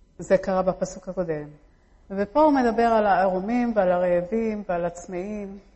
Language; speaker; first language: Hebrew; early bilingual, other home language; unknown